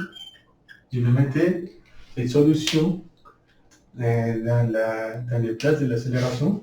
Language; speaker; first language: French; non-native, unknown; Spanish